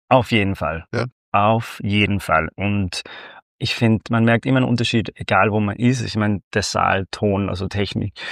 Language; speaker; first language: German; non-native, fluent; Spanish